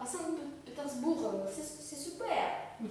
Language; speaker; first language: French; non-native, learner; Russian